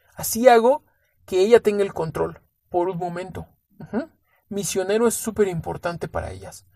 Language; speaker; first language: Spanish; native; Spanish